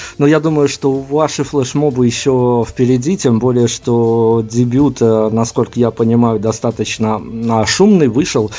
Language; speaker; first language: Russian; native; Russian